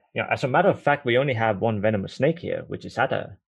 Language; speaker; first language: English; non-native, fluent; Estonian